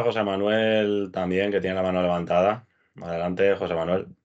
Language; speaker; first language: Spanish; native; Spanish